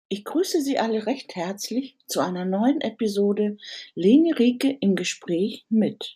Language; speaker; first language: German; native; German